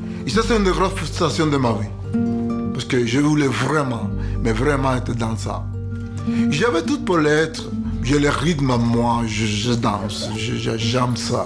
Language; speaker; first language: French; non-native, fluent; Spanish